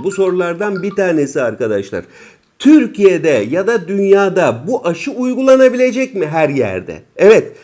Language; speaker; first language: Turkish; native; Turkish